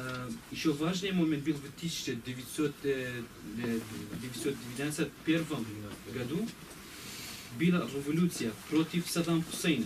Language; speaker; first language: Russian; non-native, learner; Kurdish